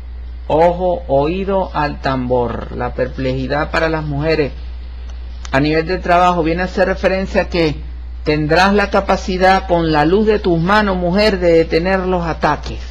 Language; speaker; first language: Spanish; native; Spanish